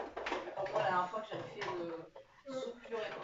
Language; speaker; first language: French; native; French